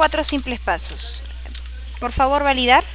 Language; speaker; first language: Spanish; native; Spanish